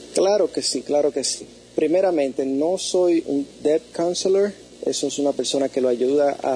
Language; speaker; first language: Spanish; early bilingual, heritage; Spanish